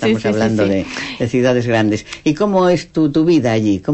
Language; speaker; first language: Spanish; native; Spanish